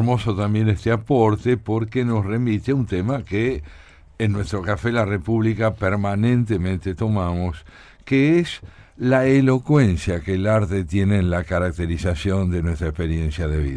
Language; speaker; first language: Spanish; native; Spanish